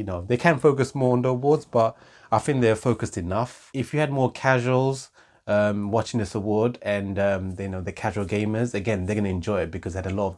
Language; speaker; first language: English; native; English